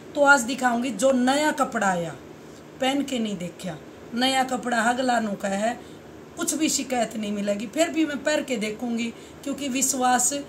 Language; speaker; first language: Hindi; non-native, local second language; Haryanvi